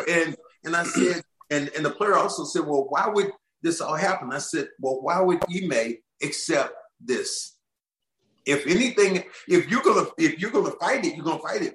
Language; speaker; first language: English; native; English